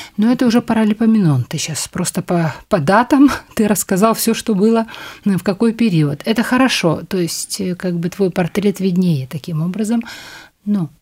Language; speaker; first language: Russian; native; Russian